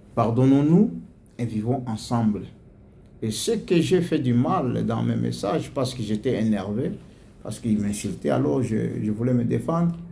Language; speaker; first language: French; non-native, local second language; Swahili